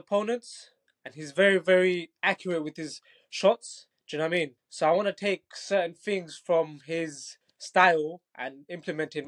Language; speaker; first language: English; non-native, local second language; Bangla